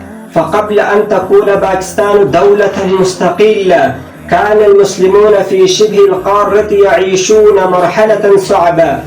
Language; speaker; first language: Arabic; non-native, learner; Urdu